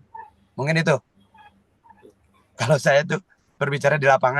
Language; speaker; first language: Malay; non-native, local second language; Sundanese